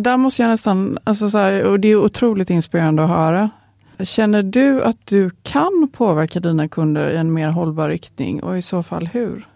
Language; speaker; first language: Swedish; native; Swedish